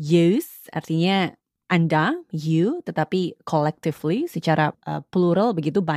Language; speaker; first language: Indonesian; native; Indonesian